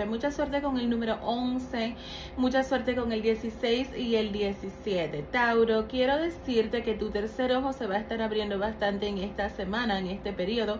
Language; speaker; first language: Spanish; native; Spanish